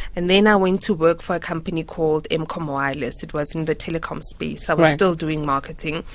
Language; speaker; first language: English; non-native, local second language; Tswana